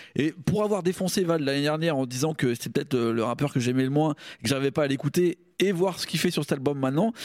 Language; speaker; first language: French; native; French